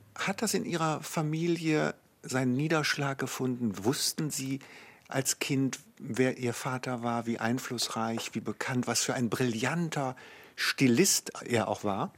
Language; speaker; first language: German; native; German